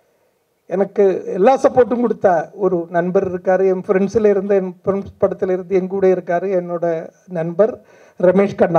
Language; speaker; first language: Tamil; non-native, fluent; Malayalam